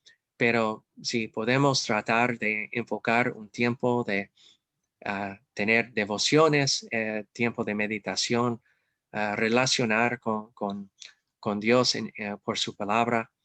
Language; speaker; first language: Spanish; non-native, fluent; English